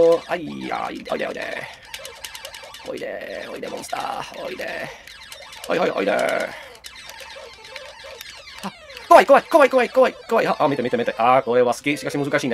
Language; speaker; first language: Japanese; non-native, learner; Czech